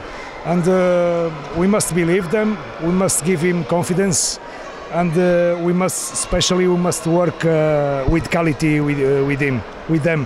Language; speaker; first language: English; non-native, learner; Portuguese